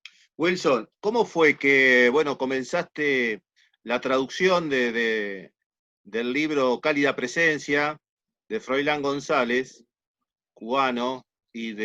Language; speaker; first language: Spanish; native; Spanish